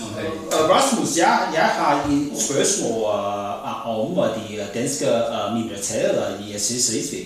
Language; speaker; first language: Danish; non-native, learner; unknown